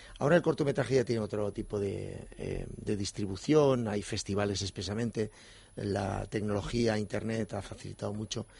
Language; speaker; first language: Spanish; native; Spanish